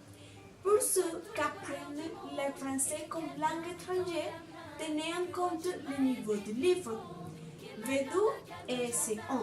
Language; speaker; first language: French; non-native, fluent; Spanish